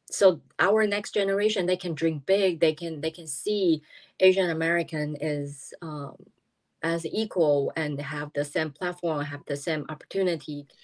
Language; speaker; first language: English; non-native, fluent; Chinese